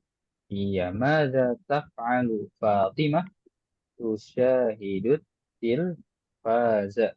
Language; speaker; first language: Arabic; non-native, local second language; Indonesian